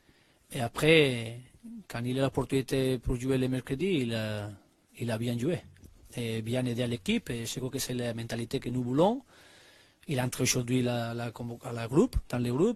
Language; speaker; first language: French; non-native, learner; Spanish